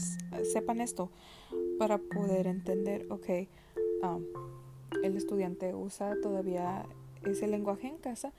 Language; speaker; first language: Spanish; early bilingual, heritage; Spanish